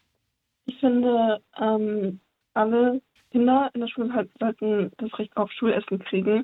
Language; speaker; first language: German; early bilingual, other home language; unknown